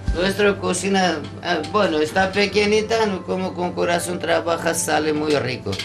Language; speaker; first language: Spanish; non-native, learner; Armenian